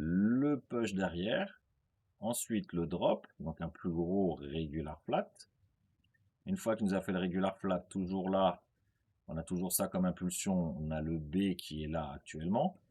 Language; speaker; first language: French; native; French